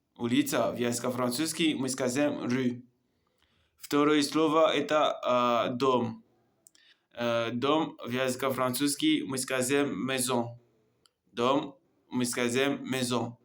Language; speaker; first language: Russian; non-native, learner; Comorian